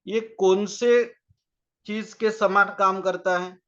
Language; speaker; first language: Hindi; non-native, local second language; Marathi